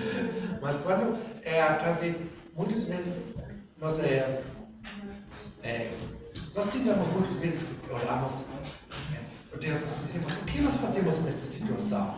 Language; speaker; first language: Portuguese; non-native, learner; German